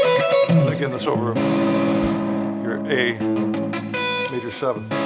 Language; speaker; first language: English; native; English